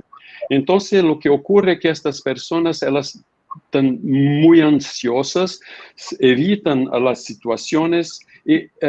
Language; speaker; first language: Spanish; non-native, fluent; Portuguese